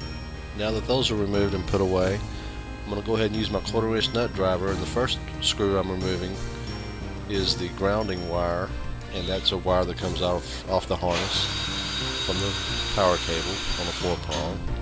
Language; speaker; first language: English; native; English